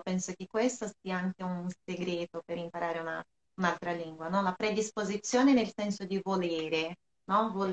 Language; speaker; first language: Italian; non-native, fluent; Portuguese